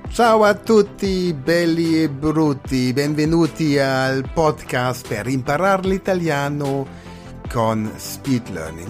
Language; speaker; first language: Italian; non-native, fluent; German